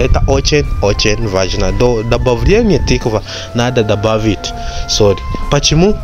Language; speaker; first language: Russian; non-native, learner; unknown